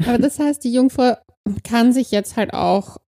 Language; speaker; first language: German; native; German